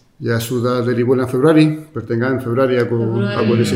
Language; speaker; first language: Indonesian; non-native, fluent; Spanish